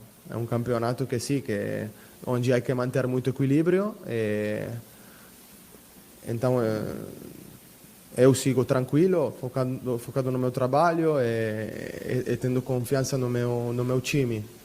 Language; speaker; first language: Portuguese; non-native, fluent; Italian